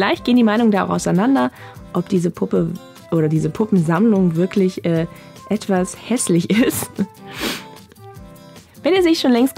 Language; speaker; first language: German; native; German